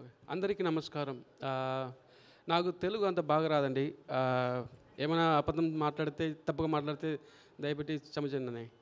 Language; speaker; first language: Telugu; non-native, learner; Tamil